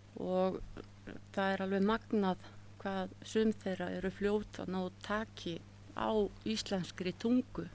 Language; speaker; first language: Icelandic; native; Icelandic